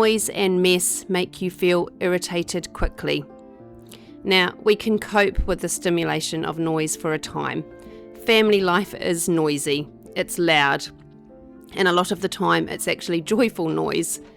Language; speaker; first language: English; native; English